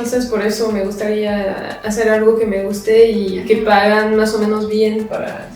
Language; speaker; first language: Spanish; non-native, fluent; French